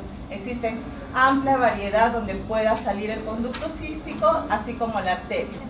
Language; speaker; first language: Spanish; native; Spanish